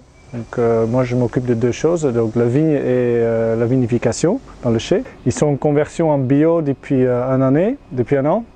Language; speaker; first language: French; non-native, fluent; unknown